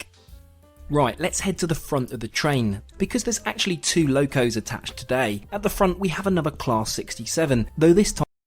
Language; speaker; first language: English; native; English